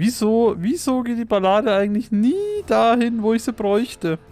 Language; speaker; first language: German; native; German